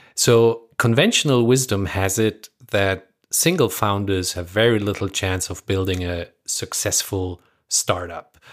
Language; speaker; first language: English; non-native, fluent; Persian